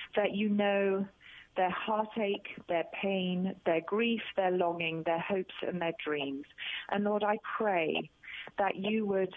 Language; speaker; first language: English; native; English